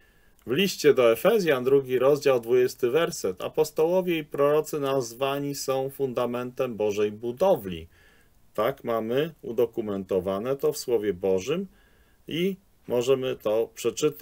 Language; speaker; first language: Polish; native; Polish